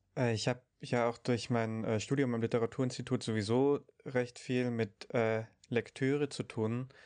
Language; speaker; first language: German; native; German